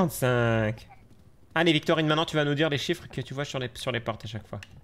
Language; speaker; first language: French; native; French